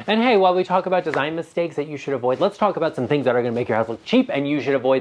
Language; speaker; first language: English; native; English